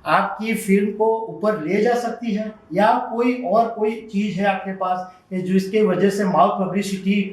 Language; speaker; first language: Hindi; non-native, local second language; Gujarati